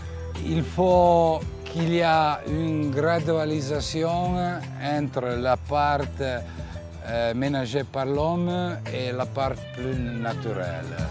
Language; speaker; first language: French; non-native, fluent; Italian